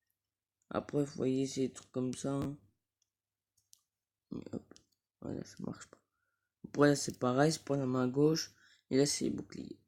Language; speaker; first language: French; native; French